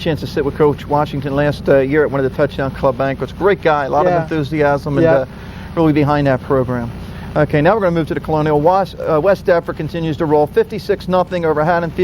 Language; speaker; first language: English; native; English